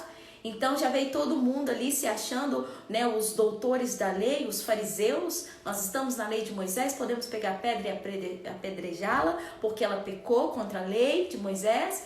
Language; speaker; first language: Portuguese; native; Portuguese